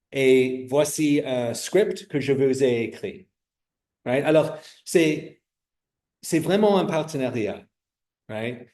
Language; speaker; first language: French; non-native, fluent; English